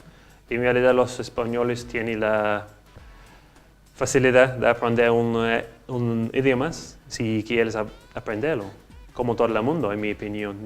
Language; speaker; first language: Spanish; non-native, learner; English